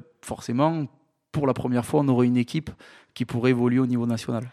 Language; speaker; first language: French; native; French